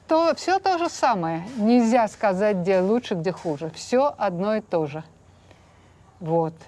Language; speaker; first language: Russian; native; Russian